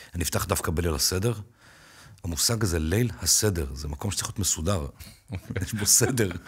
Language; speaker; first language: Hebrew; native; Hebrew